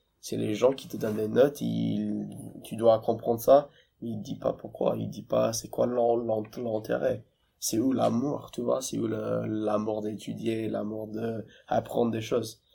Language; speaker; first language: French; non-native, fluent; English